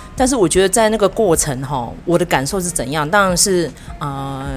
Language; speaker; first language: Chinese; native; Chinese